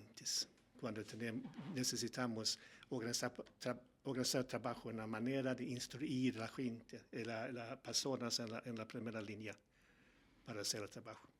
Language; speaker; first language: Spanish; non-native, learner; Swedish